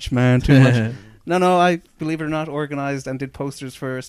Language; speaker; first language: English; native; English